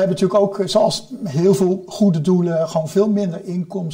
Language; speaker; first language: Dutch; native; Dutch